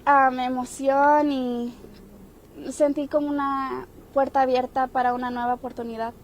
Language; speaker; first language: Spanish; early bilingual, heritage; Spanish